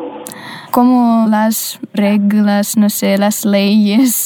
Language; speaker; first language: Spanish; non-native, fluent; Russian